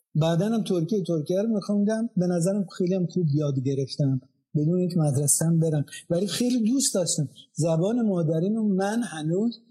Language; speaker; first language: Persian; non-native, local second language; Azerbaijani